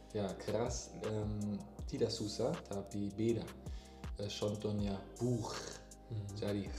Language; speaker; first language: Indonesian; non-native, learner; German